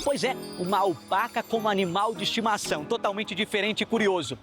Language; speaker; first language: Portuguese; native; Portuguese